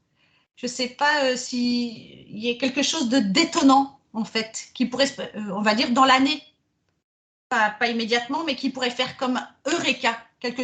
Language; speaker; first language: French; native; French